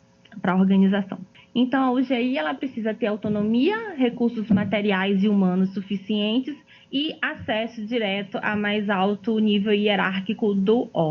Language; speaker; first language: Portuguese; native; Portuguese